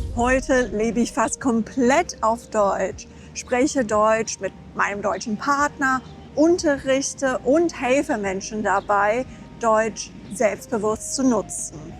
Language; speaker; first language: German; non-native, fluent; English